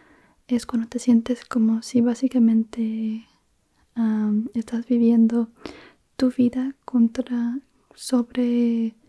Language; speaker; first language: Spanish; early bilingual, heritage; Spanish